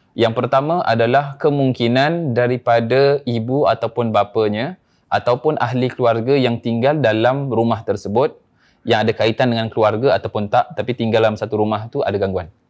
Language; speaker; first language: Malay; native; Malay